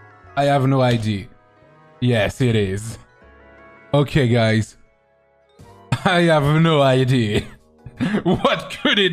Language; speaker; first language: English; non-native, fluent; French